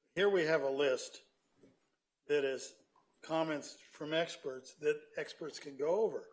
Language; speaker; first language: English; native; English